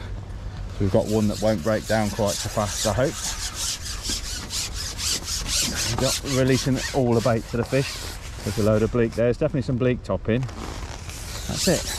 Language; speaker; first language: English; native; English